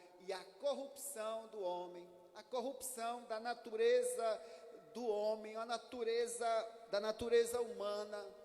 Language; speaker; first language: Portuguese; native; Portuguese